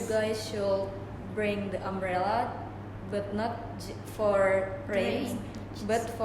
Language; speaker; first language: English; non-native, learner; Indonesian